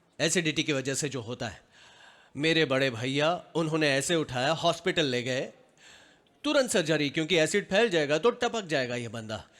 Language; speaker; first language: Hindi; non-native, local second language; Gujarati